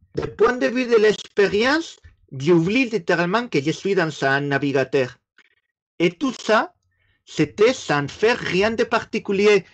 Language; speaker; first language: French; non-native, fluent; Spanish